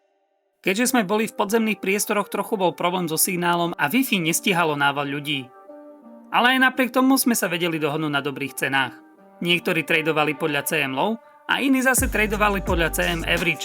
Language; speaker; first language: Slovak; native; Slovak